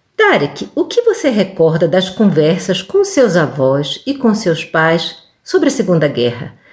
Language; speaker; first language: Portuguese; native; Portuguese